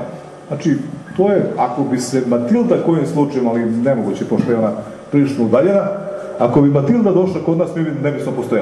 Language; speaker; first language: Serbian; native; Serbian